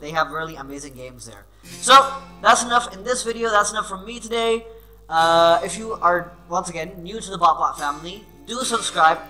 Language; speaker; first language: English; non-native, local second language; Urdu